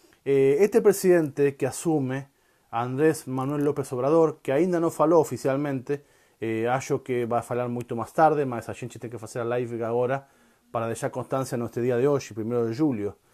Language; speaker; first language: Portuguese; non-native, learner; Spanish